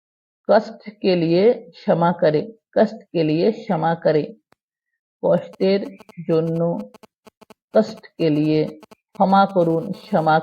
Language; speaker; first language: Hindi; non-native, fluent; Bangla